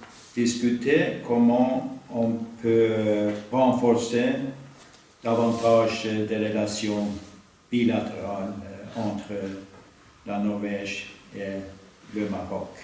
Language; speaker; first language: French; non-native, fluent; Norwegian